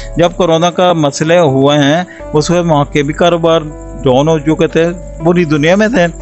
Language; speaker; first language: Urdu; non-native, local second language; Punjabi